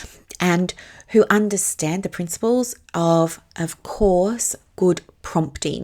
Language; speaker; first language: English; native; English